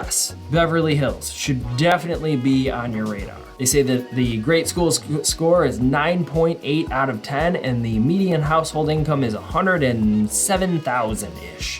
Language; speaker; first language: English; native; English